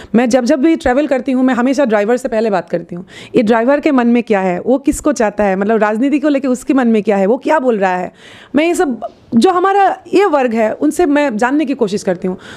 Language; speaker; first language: Hindi; non-native, local second language; Assamese